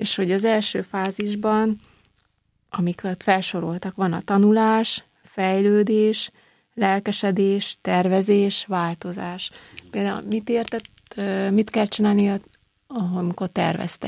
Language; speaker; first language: Hungarian; native; Hungarian